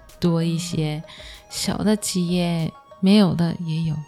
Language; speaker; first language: Chinese; non-native, learner; Japanese